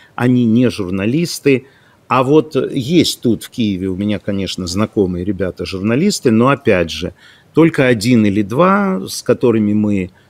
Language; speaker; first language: Russian; non-native, local second language; Ukrainian